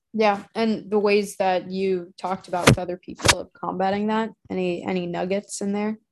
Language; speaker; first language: English; native; English